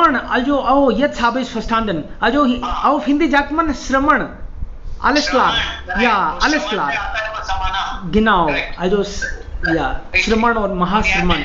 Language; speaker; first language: German; non-native, learner; Hindi